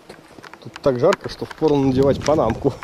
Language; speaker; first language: Russian; native; Russian